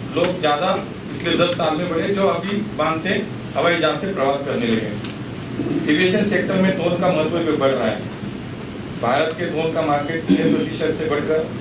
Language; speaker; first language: Hindi; non-native, local second language; Marathi